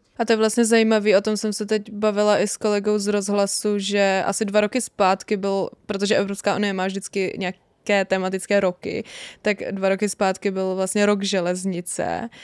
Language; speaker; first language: Czech; native; Czech